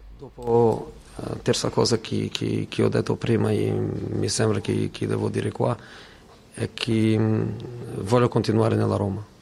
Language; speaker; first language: Italian; non-native, fluent; Portuguese